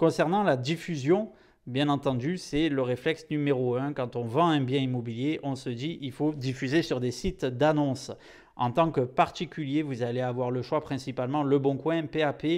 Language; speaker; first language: French; native; French